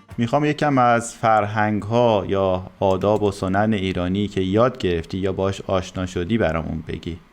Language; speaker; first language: Persian; native; Persian